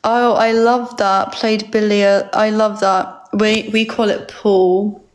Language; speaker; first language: English; early bilingual, other home language; Georgian